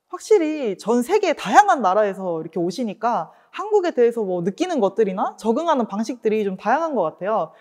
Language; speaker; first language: Korean; native; Korean